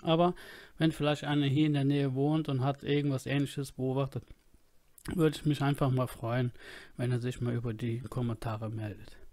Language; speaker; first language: German; native; German